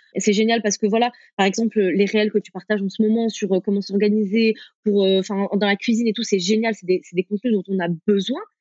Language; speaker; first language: French; early bilingual, other home language; Arabic